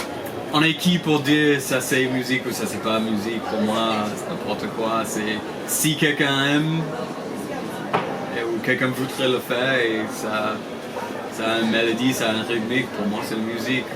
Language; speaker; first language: French; non-native, fluent; English